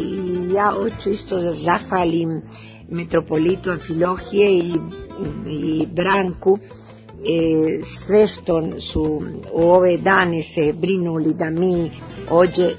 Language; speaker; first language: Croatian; early bilingual, heritage; Serbian